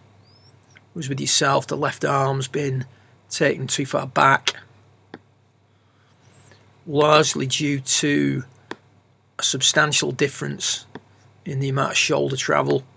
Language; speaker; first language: English; native; English